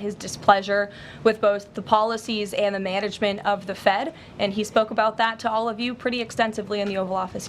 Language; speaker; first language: English; native; English